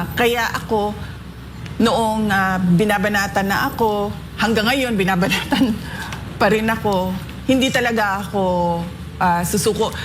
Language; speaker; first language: Filipino; non-native, local second language; Cebuano